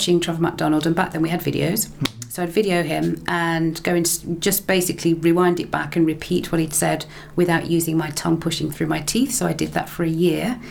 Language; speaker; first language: English; native; English